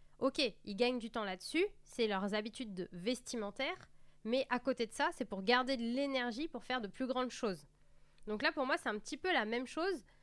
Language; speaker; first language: French; native; French